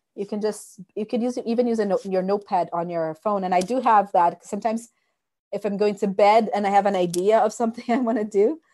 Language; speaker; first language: English; non-native, fluent; Portuguese